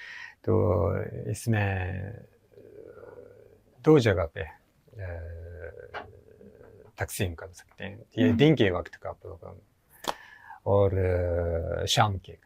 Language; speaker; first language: Hindi; non-native, learner; Japanese